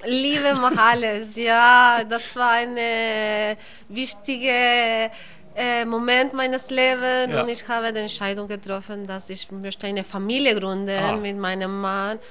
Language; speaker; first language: German; non-native, learner; Spanish